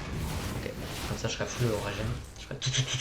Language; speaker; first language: French; native; French